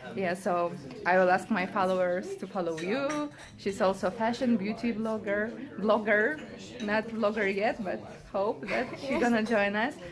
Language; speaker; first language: English; non-native, fluent; Lithuanian